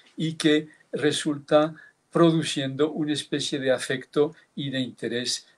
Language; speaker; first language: Spanish; early bilingual, heritage; Basque